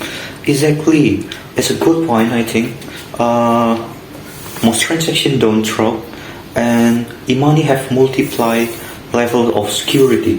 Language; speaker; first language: English; non-native, learner; Indonesian